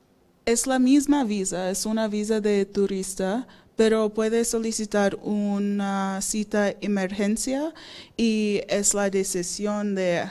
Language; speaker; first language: Spanish; non-native, fluent; English